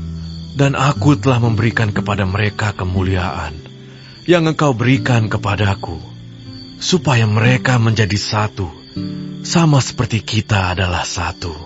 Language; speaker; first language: Indonesian; native; Indonesian